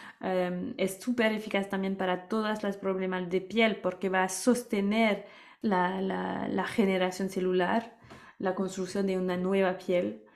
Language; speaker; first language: Spanish; non-native, fluent; French